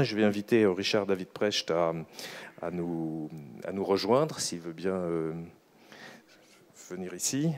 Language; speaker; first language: French; native; French